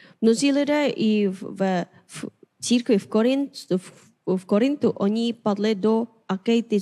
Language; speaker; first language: Czech; non-native, fluent; Korean